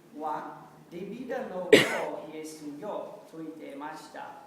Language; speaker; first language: Japanese; non-native, learner; English